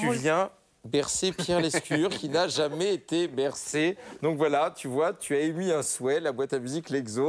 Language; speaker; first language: French; native; French